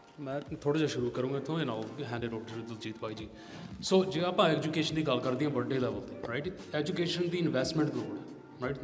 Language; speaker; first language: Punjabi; early bilingual, heritage; Punjabi